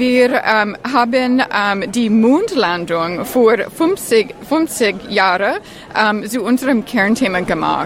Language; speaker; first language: German; non-native, learner; English